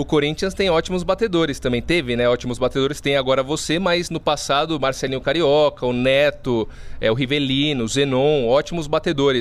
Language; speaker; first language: Portuguese; native; Portuguese